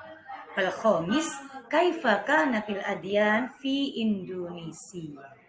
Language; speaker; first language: Arabic; non-native, fluent; Indonesian